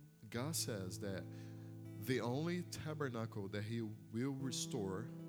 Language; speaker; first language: English; non-native, fluent; Portuguese